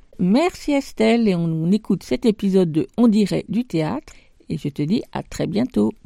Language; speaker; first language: French; native; French